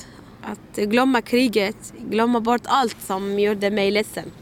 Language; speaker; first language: Swedish; non-native, learner; Arabic